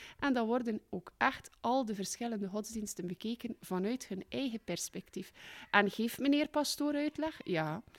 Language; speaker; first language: Dutch; native; Dutch